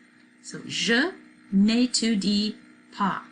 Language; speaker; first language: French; non-native, fluent; English